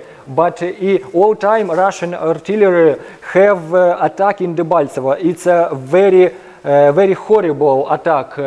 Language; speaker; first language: English; non-native, learner; Ukrainian